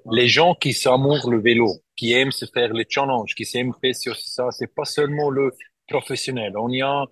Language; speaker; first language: French; non-native, learner; German